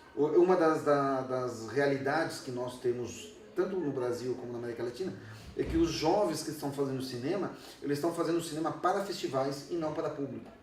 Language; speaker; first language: Portuguese; non-native, fluent; Spanish